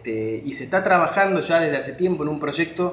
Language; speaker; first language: Spanish; native; Spanish